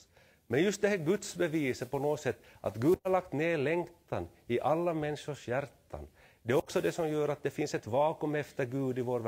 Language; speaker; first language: Swedish; native; Swedish